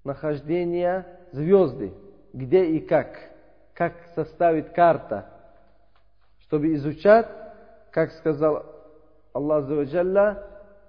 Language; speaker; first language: Russian; non-native, learner; Uzbek